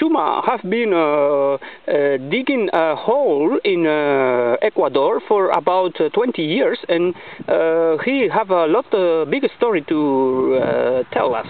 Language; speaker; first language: English; non-native, learner; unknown